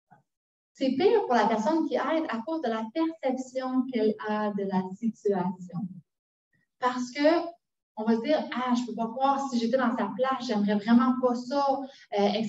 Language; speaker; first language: French; native; French